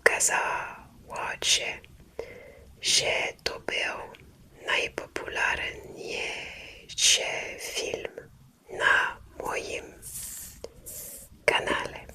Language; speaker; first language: Polish; non-native, learner; French